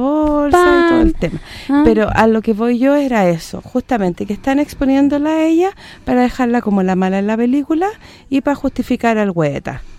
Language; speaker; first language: Spanish; native; Spanish